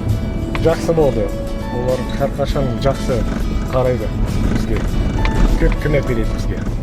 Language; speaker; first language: Kazakh; non-native, learner; English